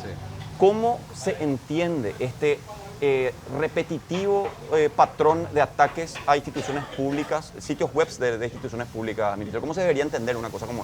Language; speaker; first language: Spanish; native; Spanish